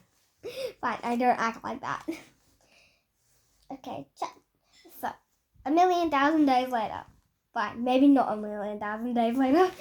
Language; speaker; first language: English; native; English